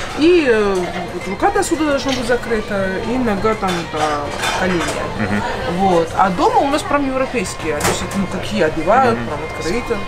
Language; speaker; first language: Russian; non-native, fluent; Persian